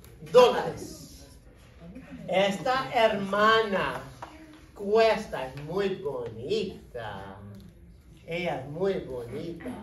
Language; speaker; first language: Spanish; non-native, fluent; English